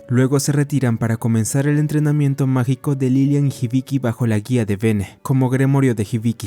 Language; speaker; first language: Spanish; native; Spanish